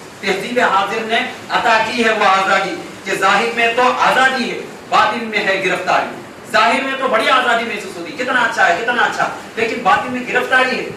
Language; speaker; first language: Urdu; native; Urdu